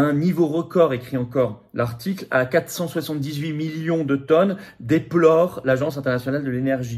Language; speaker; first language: French; native; French